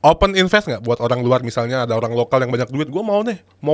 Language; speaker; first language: Indonesian; native; Indonesian